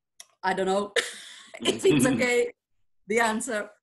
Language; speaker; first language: English; non-native, learner; Spanish